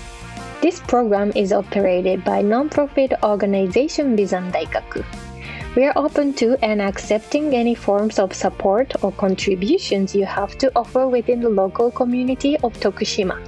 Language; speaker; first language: English; non-native, fluent; Japanese